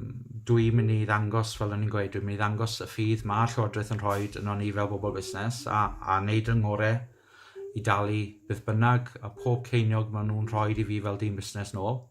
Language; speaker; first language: Welsh; native; Welsh